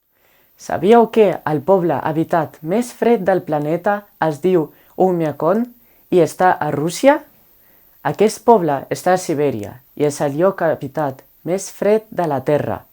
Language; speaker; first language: Catalan; non-native, learner; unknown